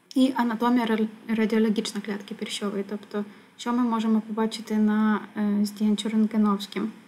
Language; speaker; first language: Ukrainian; native; Ukrainian